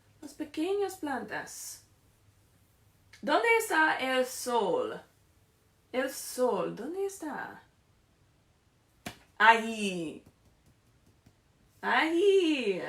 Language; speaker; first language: Spanish; non-native, fluent; English